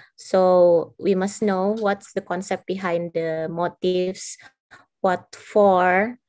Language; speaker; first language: English; non-native, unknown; Indonesian